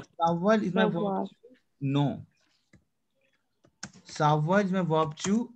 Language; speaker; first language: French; non-native, fluent; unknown